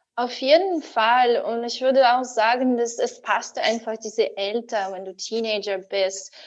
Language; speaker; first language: German; non-native, fluent; Russian